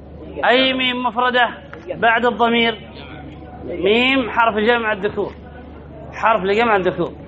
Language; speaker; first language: Arabic; native; Arabic